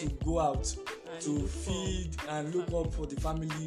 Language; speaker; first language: English; non-native, local second language; Yoruba